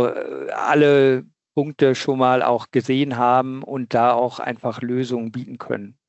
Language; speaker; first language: German; native; German